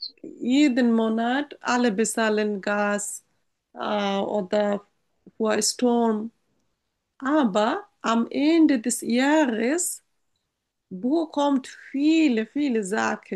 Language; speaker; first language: German; non-native, learner; Bangla